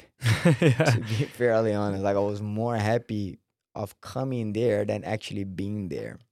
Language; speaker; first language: English; non-native, fluent; Portuguese